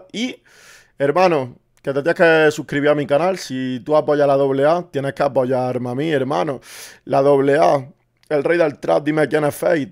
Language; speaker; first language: Spanish; native; Spanish